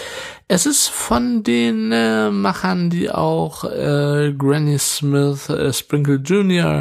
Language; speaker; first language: German; native; German